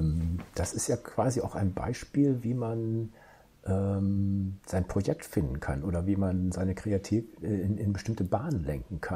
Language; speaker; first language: German; native; German